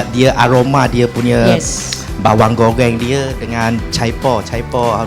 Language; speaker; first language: Malay; native; Malay